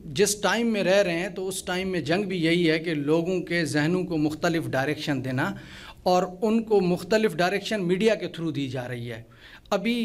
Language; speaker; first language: Urdu; non-native, local second language; Sindhi